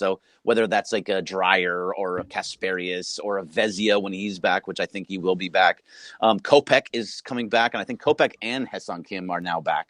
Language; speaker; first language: English; native; English